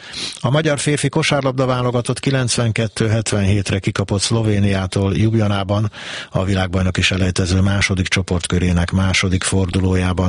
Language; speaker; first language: Hungarian; native; Hungarian